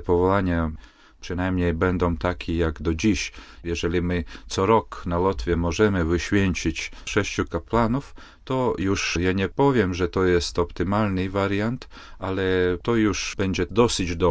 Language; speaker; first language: Polish; non-native, fluent; Latvian